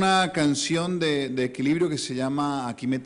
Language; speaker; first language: Spanish; native; Spanish